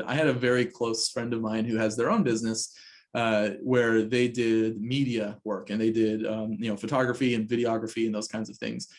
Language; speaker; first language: English; native; English